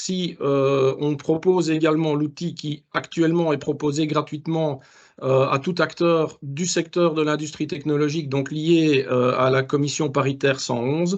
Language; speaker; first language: French; native; French